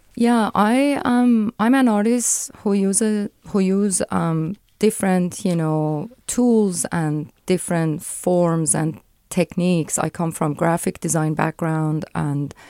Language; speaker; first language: English; non-native, fluent; Persian